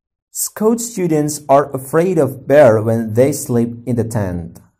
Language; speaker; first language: English; non-native, fluent; Indonesian